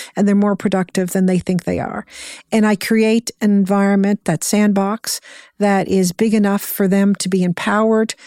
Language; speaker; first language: English; native; English